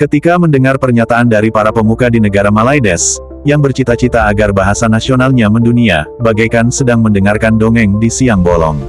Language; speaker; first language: Indonesian; native; Indonesian